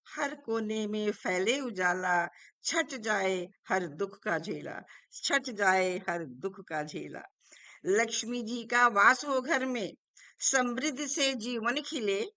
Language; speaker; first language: Hindi; native; Hindi